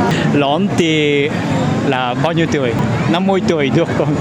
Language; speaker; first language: Vietnamese; non-native, fluent; Japanese